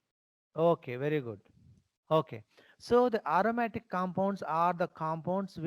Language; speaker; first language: English; non-native, local second language; Telugu